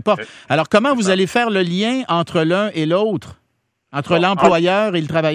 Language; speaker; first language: French; native; French